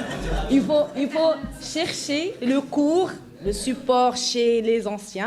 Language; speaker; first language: French; non-native, local second language; Arabic